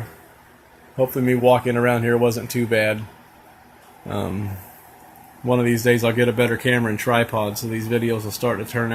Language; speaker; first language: English; native; English